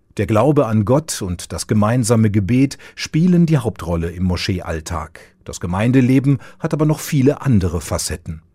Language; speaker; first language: German; native; German